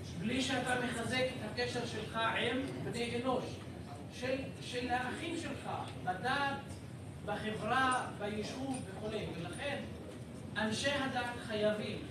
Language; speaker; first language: Hebrew; non-native, local second language; Arabic